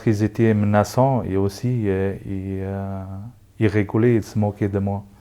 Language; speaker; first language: French; non-native, local second language; Luxembourgish